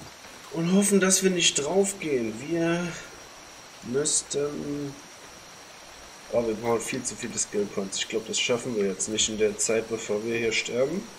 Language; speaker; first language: German; native; German